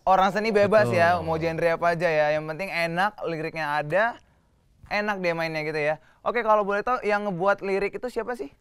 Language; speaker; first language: Indonesian; native; Indonesian